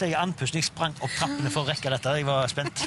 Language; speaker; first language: Norwegian; native; Norwegian